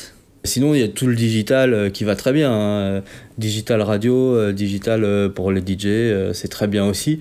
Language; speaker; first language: French; native; French